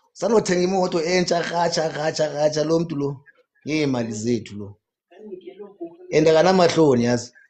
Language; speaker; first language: Zulu; non-native, local second language; Xhosa